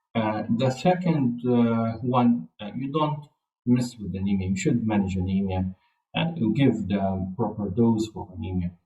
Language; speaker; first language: English; non-native, fluent; Arabic